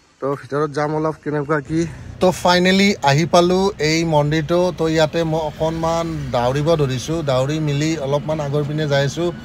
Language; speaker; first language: Assamese; native; Assamese